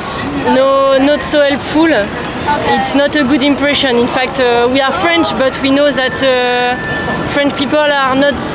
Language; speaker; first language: English; non-native, fluent; French